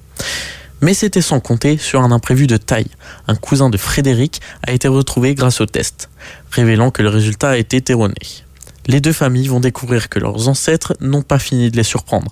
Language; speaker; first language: French; native; French